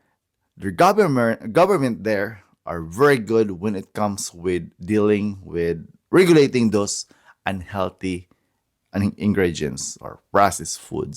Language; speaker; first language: English; non-native, fluent; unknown